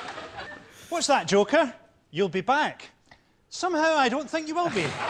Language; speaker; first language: English; native; English